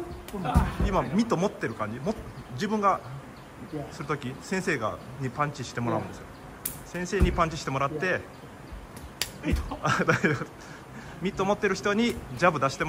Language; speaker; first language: Japanese; native; Japanese